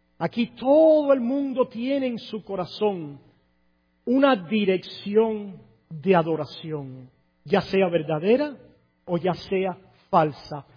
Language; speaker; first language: Spanish; native; Spanish